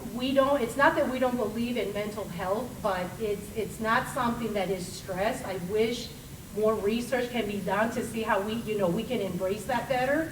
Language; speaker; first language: English; early bilingual, other home language; Spanish